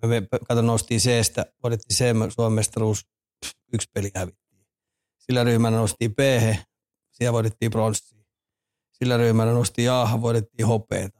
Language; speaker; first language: Finnish; native; Finnish